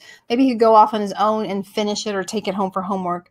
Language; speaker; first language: English; native; English